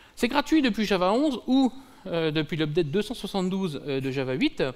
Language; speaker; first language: French; native; French